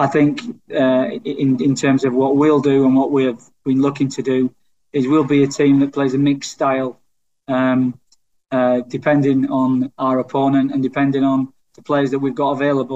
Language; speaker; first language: English; native; English